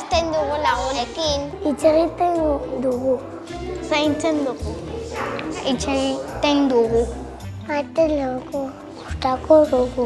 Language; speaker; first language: Basque; non-native, local second language; Spanish